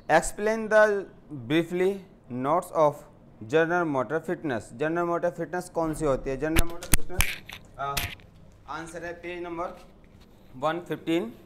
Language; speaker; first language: Hindi; native; Hindi